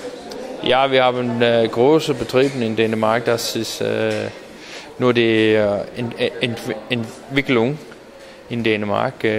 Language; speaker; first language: German; non-native, learner; Danish